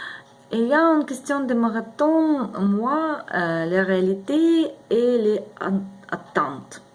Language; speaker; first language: French; non-native, learner; Ukrainian